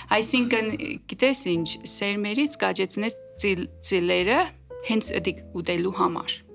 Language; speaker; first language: Armenian; native; Armenian